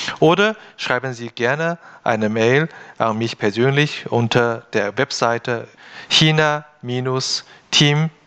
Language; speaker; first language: German; non-native, fluent; Chinese